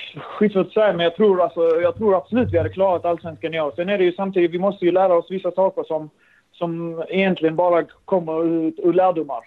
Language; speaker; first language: Swedish; early bilingual, other home language; Kurdish